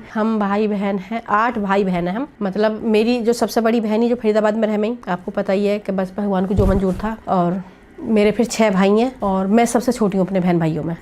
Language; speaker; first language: Hindi; native; Hindi